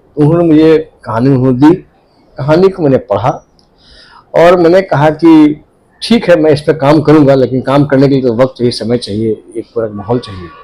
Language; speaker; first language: Hindi; native; Hindi